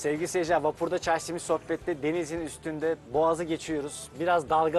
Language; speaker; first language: Turkish; native; Turkish